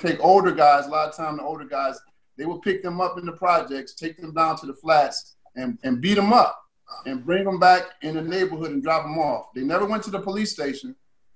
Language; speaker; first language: English; native; English